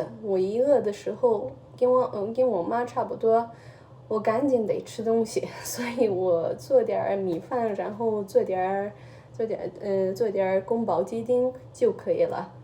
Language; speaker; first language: Chinese; early bilingual, heritage; Chinese